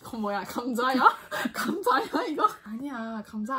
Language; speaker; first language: Korean; non-native, learner; French